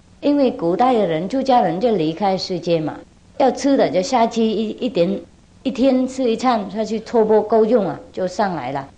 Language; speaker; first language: Chinese; non-native, fluent; Vietnamese